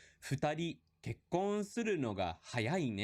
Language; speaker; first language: Japanese; non-native, fluent; English